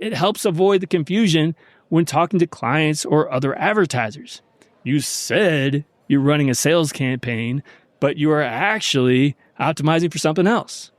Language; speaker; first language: English; native; English